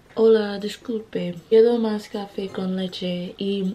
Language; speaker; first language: Spanish; non-native, learner; English